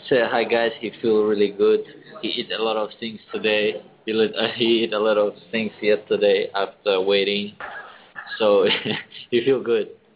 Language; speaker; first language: English; non-native, fluent; Chinese